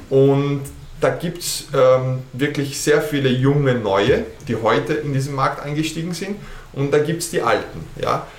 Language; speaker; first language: German; early bilingual, heritage; German